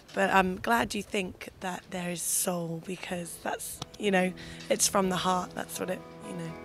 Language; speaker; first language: English; native; English